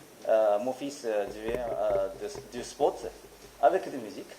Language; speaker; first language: French; non-native, learner; Japanese